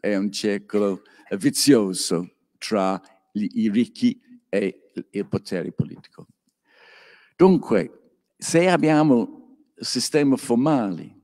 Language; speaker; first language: Italian; non-native, learner; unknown